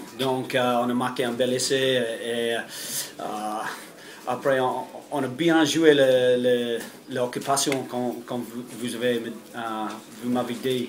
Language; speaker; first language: French; non-native, fluent; English